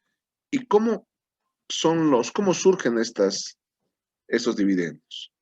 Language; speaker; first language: Spanish; native; Spanish